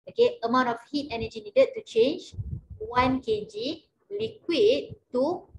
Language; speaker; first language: English; non-native, local second language; Malay